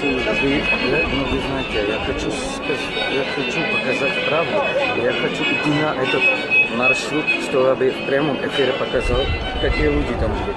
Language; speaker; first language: Russian; non-native, learner; Czech